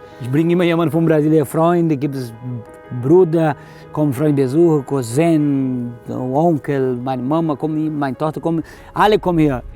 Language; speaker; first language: German; non-native, learner; Portuguese